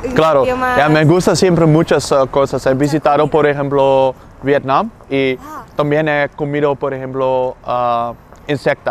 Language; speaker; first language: Spanish; non-native, learner; Dutch